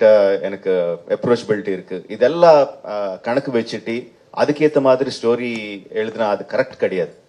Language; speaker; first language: Tamil; non-native, fluent; Telugu